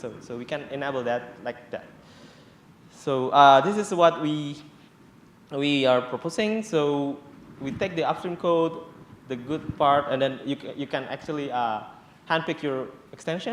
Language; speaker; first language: English; non-native, fluent; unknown